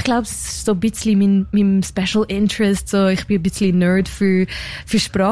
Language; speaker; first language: German; non-native, local second language; French